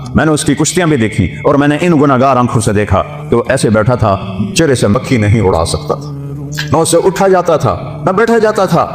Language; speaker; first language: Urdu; non-native, local second language; Punjabi